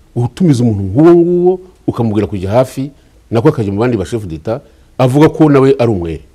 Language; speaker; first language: Kinyarwanda; native; Kinyarwanda